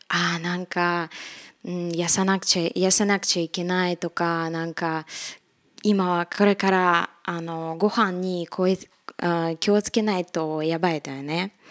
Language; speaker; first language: Japanese; non-native, fluent; Russian